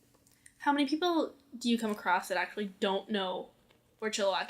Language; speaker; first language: English; native; English